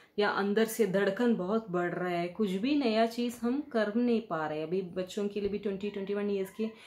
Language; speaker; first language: Hindi; non-native, local second language; Kannada